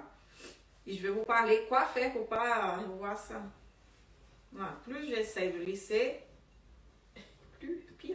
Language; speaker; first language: French; non-native, fluent; Portuguese